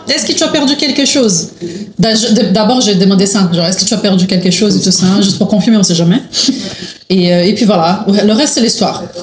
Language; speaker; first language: French; non-native, fluent; Portuguese